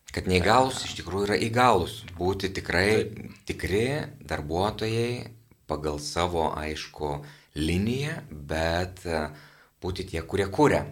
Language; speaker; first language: Lithuanian; native; Lithuanian